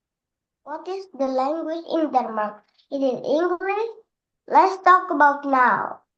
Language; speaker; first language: English; non-native, learner; Indonesian